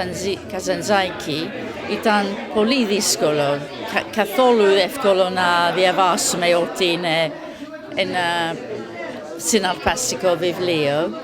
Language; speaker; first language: Greek; non-native, learner; English